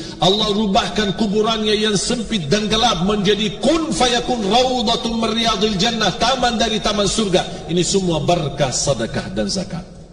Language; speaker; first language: Malay; non-native, fluent; Arabic